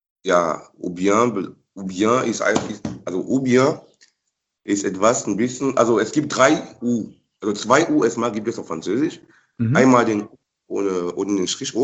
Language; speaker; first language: German; non-native, fluent; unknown